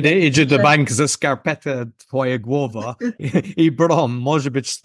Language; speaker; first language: Polish; non-native, learner; English